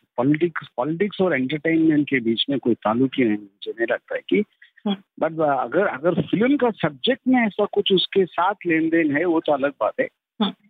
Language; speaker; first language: Hindi; non-native, local second language; Telugu